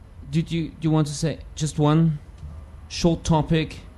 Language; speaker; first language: English; non-native, fluent; German